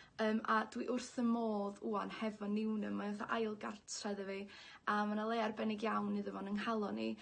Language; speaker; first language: Welsh; native; Welsh